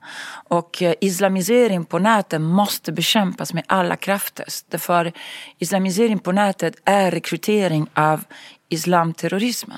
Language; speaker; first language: Swedish; non-native, fluent; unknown